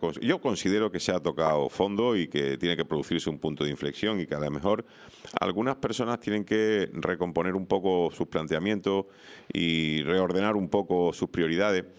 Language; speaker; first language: Spanish; native; Spanish